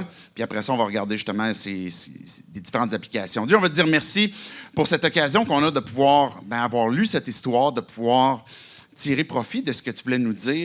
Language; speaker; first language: French; native; French